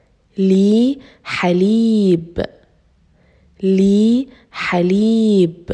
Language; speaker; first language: Arabic; native; Arabic